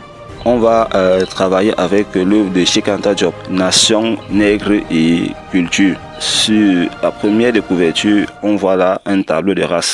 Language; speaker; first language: French; non-native, local second language; Kongo